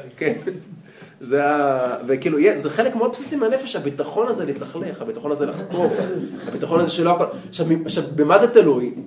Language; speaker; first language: Hebrew; native; Hebrew